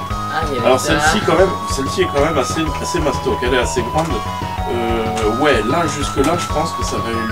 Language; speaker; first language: French; native; French